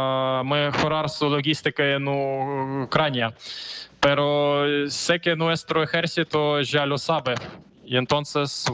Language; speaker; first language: Spanish; non-native, fluent; Ukrainian